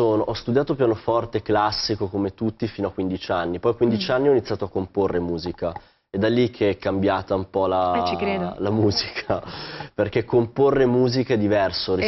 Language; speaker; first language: Italian; native; Italian